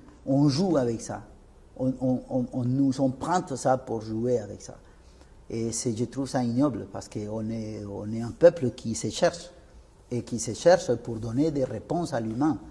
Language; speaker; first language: French; non-native, fluent; Spanish